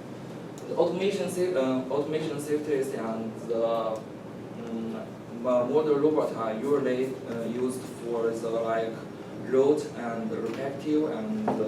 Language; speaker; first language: English; non-native, learner; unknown